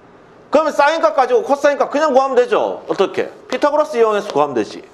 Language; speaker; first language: Korean; native; Korean